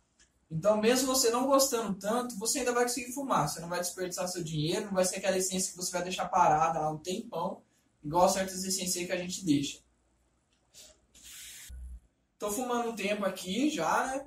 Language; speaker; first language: Portuguese; native; Portuguese